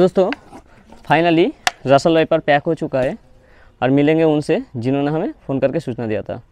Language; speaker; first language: Hindi; non-native, local second language; Bangla